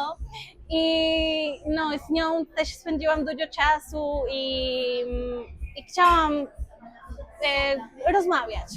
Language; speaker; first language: Polish; non-native, fluent; Spanish